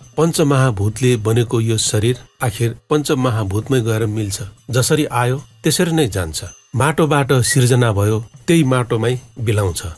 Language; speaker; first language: Nepali; non-native, local second language; Newari